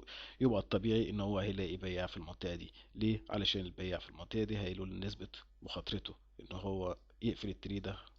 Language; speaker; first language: Arabic; native; Arabic